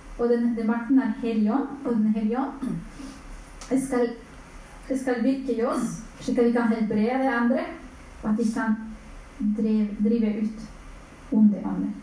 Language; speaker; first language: Norwegian; non-native, fluent; Spanish